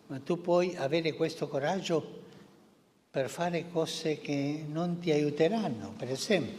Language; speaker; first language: Italian; early bilingual, heritage; Spanish